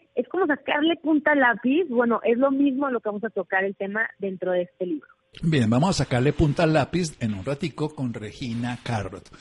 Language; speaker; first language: Spanish; native; Spanish